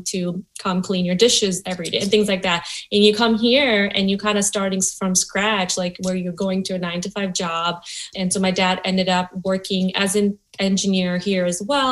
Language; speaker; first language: English; non-native, local second language; Gujarati